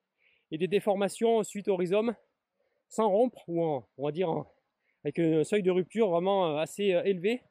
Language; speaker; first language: French; native; French